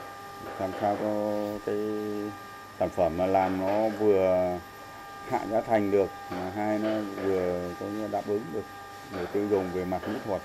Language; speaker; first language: Vietnamese; native; Vietnamese